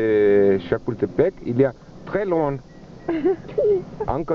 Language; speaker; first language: French; early bilingual, heritage; Spanish